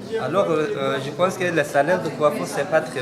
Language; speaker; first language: French; non-native, learner; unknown